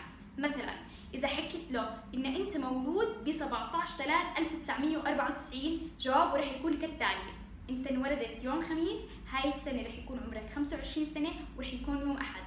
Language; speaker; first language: Arabic; native; Arabic